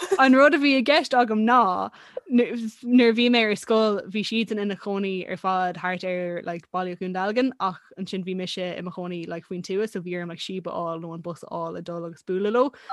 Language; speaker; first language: Irish; non-native, local second language; English